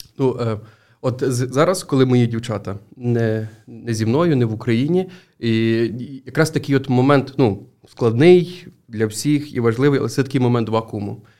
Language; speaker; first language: Ukrainian; native; Ukrainian